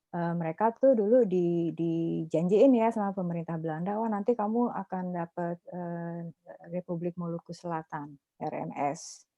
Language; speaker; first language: Indonesian; native; Indonesian